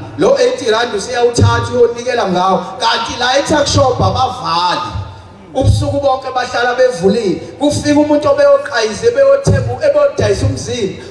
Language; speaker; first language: Zulu; native; Zulu